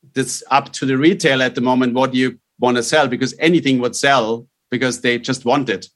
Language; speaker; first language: English; non-native, fluent; German